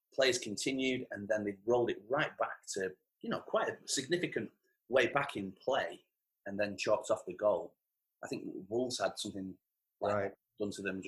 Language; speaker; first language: English; native; English